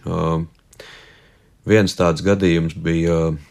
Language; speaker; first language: Latvian; native; Latvian